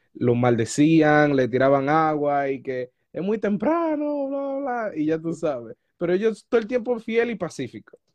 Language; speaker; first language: Spanish; native; Spanish